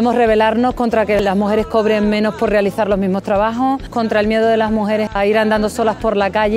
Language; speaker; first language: Spanish; native; Spanish